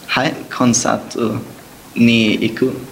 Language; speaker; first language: Japanese; non-native, learner; English